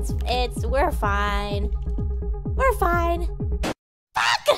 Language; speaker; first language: English; native; English